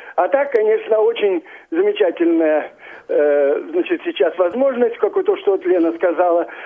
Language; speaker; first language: Russian; native; Russian